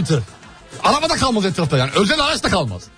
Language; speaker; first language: Turkish; native; Turkish